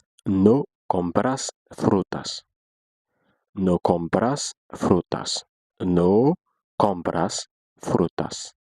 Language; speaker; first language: Spanish; non-native, fluent; Haitian Creole